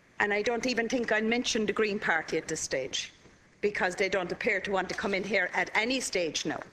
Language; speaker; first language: English; native; English